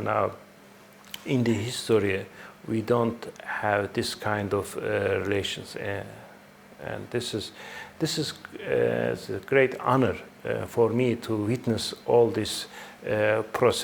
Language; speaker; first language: English; non-native, fluent; Turkish